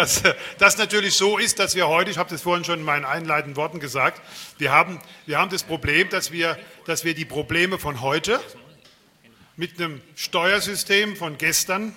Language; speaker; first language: German; native; German